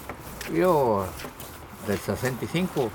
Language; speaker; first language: Spanish; native; Spanish